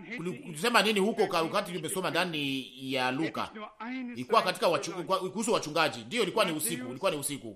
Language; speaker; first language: Swahili; native; Swahili